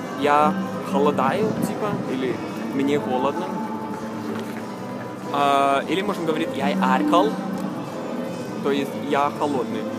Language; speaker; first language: Russian; non-native, fluent; Norwegian